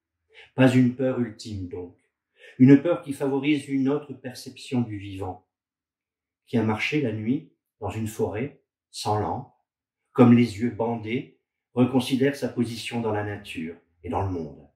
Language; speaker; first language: French; native; French